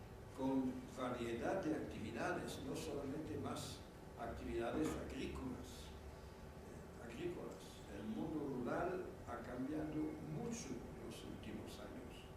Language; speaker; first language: Spanish; non-native, fluent; French